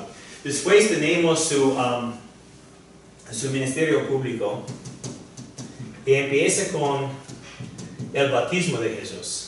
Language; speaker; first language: Spanish; non-native, fluent; English